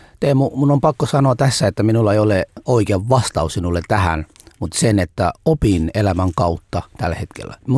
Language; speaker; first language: Finnish; non-native, fluent; Somali